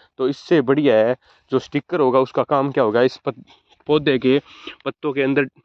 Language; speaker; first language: Hindi; native; Hindi